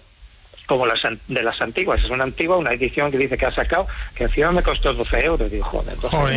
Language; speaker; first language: Spanish; early bilingual, other home language; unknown